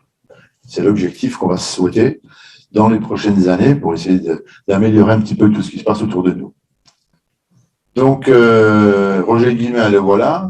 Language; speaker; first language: French; native; French